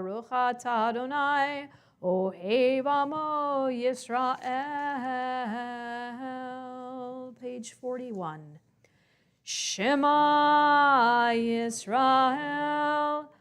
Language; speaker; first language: English; native; English